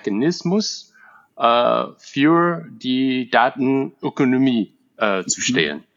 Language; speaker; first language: German; non-native, fluent; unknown